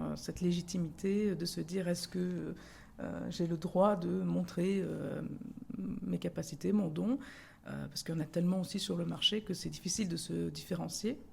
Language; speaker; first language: French; early bilingual, other home language; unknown